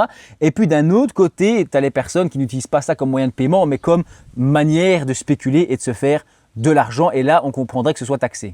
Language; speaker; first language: French; native; French